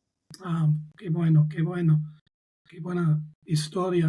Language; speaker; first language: Spanish; non-native, fluent; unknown